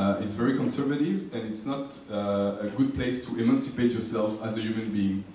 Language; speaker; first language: English; non-native, fluent; French